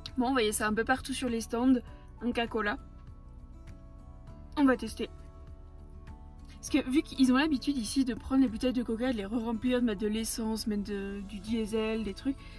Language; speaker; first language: French; native; French